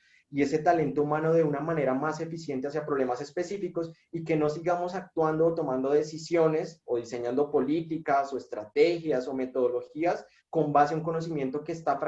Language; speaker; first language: Spanish; native; Spanish